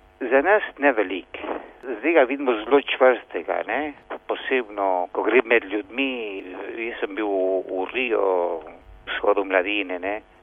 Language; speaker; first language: Slovenian; early bilingual, heritage; Slovenian